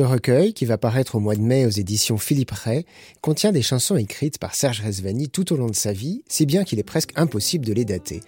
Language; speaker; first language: French; native; French